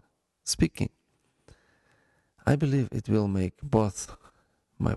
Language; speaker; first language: English; non-native, fluent; Ukrainian